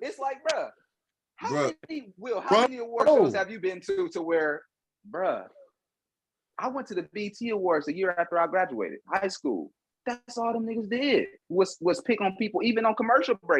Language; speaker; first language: English; native; English